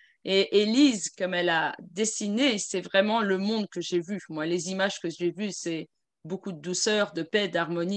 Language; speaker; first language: French; native; French